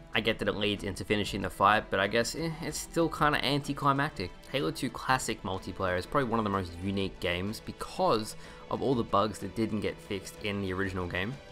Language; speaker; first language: English; native; English